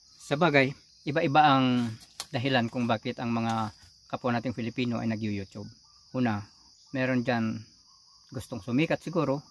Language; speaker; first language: Filipino; non-native, local second language; Iloko